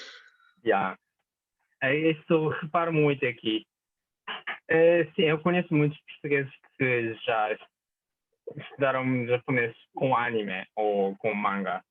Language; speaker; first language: Portuguese; non-native, fluent; Japanese